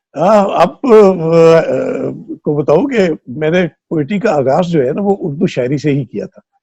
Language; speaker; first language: Urdu; non-native, local second language; Punjabi